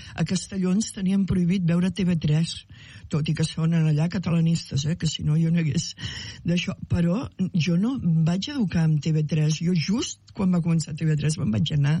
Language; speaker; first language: Catalan; native; Catalan